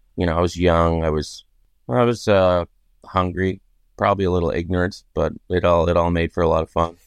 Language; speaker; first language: English; native; English